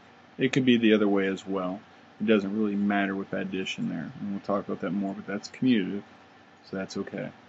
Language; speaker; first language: English; native; English